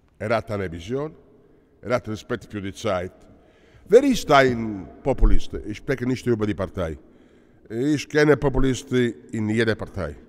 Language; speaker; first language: German; non-native, fluent; Italian